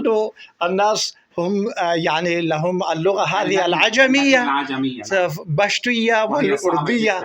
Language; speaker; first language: Arabic; non-native, fluent; Pashto